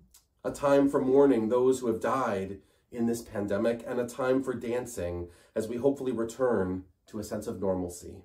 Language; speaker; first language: English; native; English